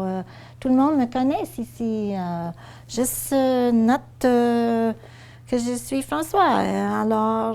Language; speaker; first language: French; non-native, fluent; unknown